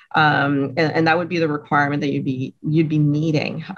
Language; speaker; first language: English; non-native, fluent; French